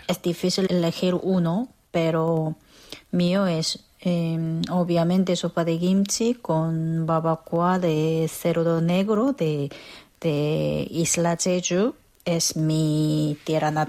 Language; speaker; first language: Spanish; non-native, fluent; Korean